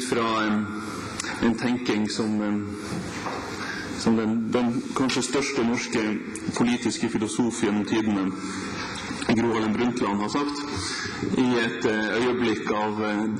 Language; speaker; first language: Norwegian; native; Norwegian